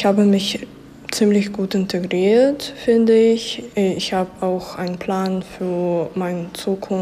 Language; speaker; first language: German; non-native, fluent; Ukrainian